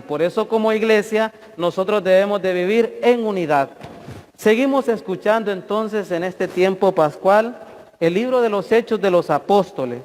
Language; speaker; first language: Spanish; native; Spanish